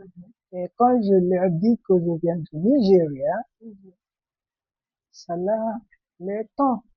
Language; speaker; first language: French; non-native, fluent; Igbo